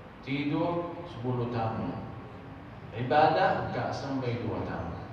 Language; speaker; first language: Indonesian; non-native, fluent; Arabic